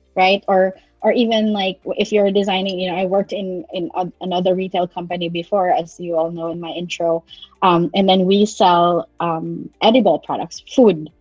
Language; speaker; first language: English; non-native, local second language; Cebuano